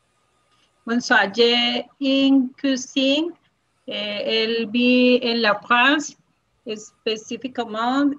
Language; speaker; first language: French; non-native, learner; Spanish